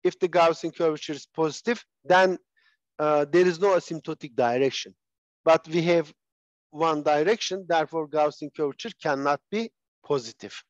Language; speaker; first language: English; non-native, fluent; Turkish